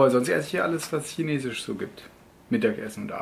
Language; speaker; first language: German; native; German